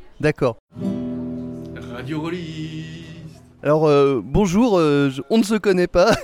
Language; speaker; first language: French; native; French